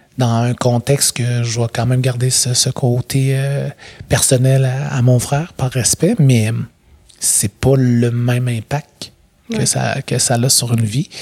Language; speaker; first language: French; native; French